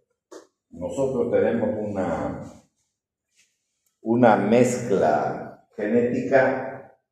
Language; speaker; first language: Spanish; native; Spanish